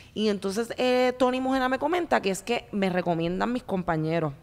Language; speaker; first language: Spanish; native; Spanish